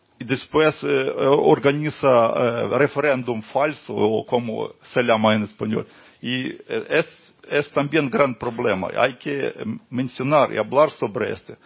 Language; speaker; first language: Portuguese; non-native, fluent; Ukrainian